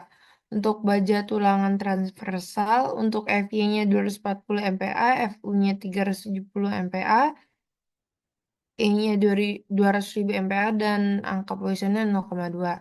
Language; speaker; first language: Indonesian; native; Indonesian